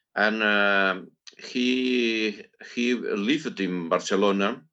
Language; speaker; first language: English; non-native, learner; Catalan